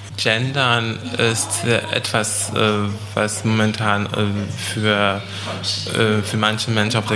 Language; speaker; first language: German; non-native, fluent; French